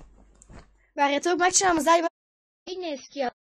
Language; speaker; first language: Hungarian; early bilingual, heritage; Hungarian